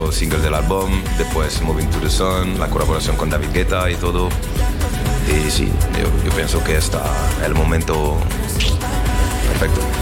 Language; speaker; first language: Spanish; non-native, learner; French